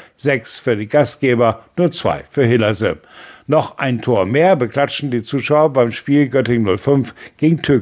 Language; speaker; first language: German; native; German